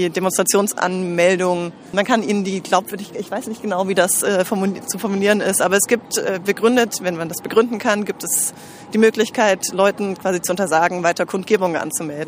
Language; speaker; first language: German; native; German